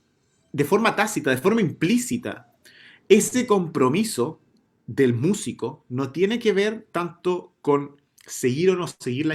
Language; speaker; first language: Spanish; native; Spanish